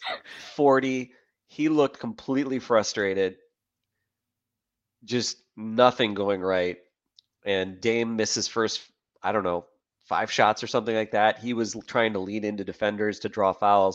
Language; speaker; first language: English; native; English